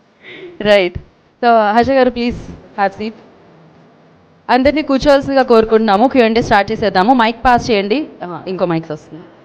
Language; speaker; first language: Telugu; native; Telugu